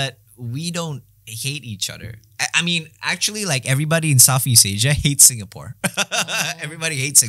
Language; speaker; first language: English; non-native, fluent; Indonesian